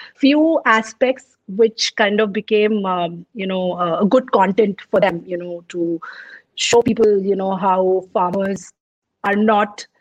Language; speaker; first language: English; non-native, local second language; Punjabi